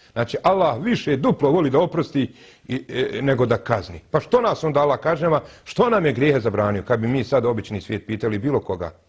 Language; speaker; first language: Bosnian; native; Bosnian